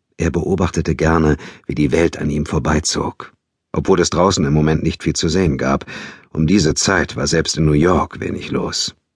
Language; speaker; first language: German; native; German